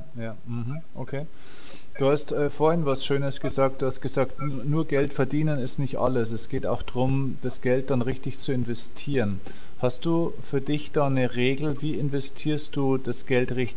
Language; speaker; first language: German; native; German